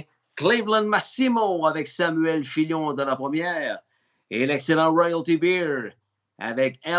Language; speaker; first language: French; native; French